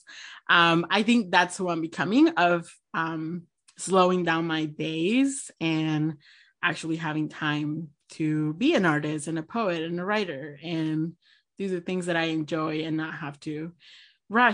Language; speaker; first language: English; non-native, fluent; Spanish